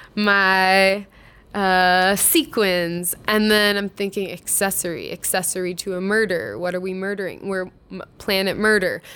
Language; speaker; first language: English; native; English